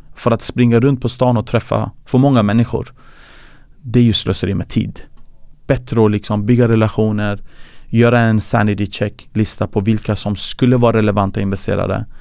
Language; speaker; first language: Swedish; early bilingual, other home language; Persian